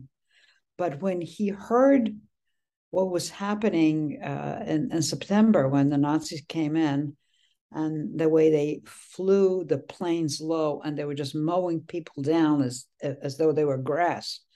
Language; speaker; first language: English; early bilingual, other home language; Polish